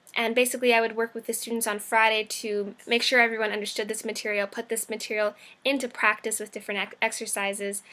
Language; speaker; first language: English; native; English